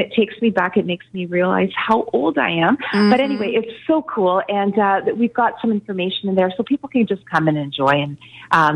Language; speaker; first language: English; native; English